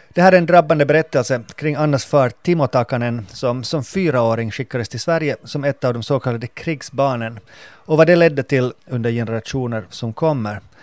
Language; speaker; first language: Swedish; native; Swedish